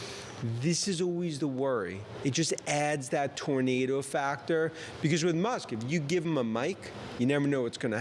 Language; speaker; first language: English; native; English